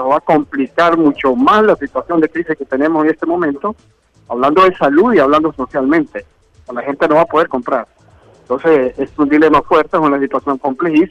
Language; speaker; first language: Spanish; native; Spanish